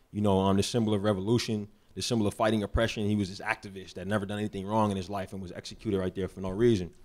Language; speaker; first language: English; native; English